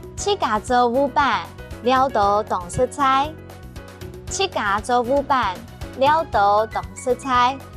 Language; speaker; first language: Chinese; native; Chinese